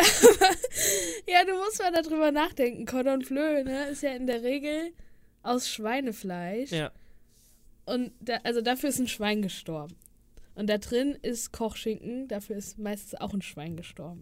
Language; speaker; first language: German; native; German